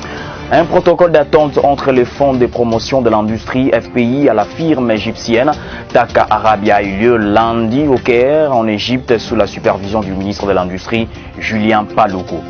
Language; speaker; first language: French; native; French